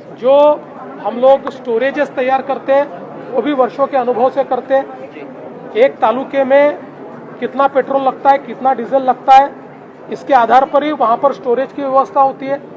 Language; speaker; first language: Hindi; non-native, local second language; Marathi